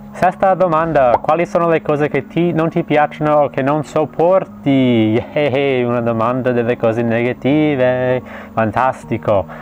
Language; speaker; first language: Italian; non-native, fluent; English